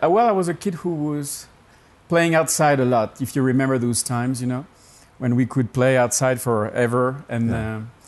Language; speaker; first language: English; non-native, fluent; French